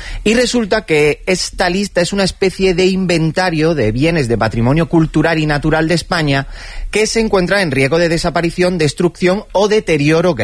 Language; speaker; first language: Spanish; native; Spanish